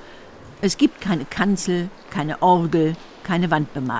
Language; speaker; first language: German; native; German